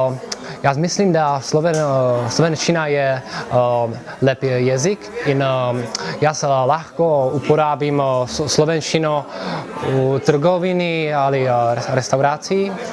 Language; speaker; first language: Slovenian; non-native, learner; Czech